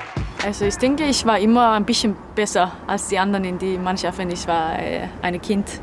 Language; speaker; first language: German; non-native, learner; Danish